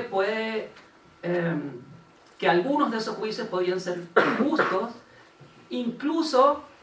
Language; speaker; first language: Spanish; native; Spanish